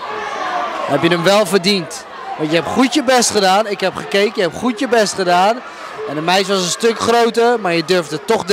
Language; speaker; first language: Dutch; native; Dutch